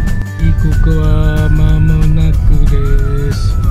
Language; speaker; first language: Japanese; non-native, learner; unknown